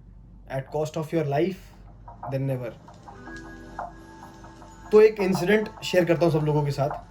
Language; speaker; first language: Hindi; native; Hindi